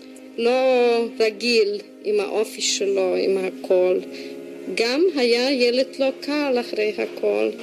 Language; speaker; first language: Hebrew; non-native, fluent; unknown